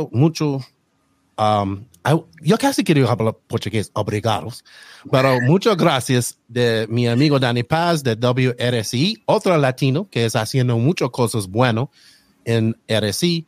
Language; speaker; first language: Spanish; non-native, learner; English